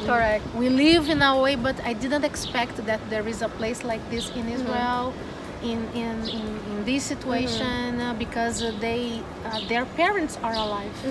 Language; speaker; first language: English; non-native, learner; Portuguese